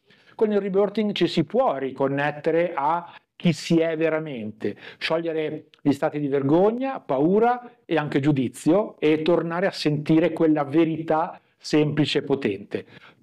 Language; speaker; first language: Italian; native; Italian